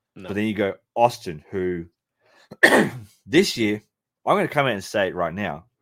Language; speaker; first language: English; native; English